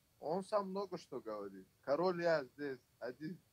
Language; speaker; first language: Russian; non-native, local second language; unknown